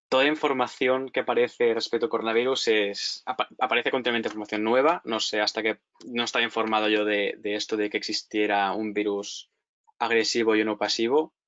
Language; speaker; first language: Spanish; native; Spanish